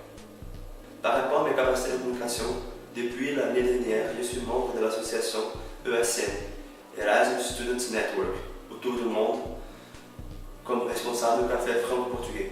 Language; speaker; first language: French; non-native, fluent; Portuguese